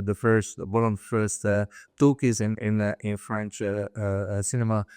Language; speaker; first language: English; non-native, fluent; Hungarian